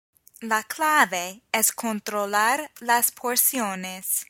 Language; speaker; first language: Spanish; non-native, fluent; English